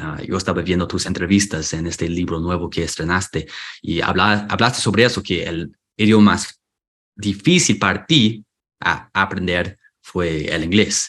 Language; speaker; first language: Spanish; non-native, fluent; English